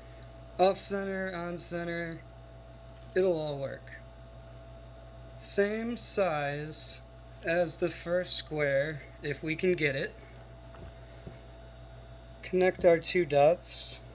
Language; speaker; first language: English; native; English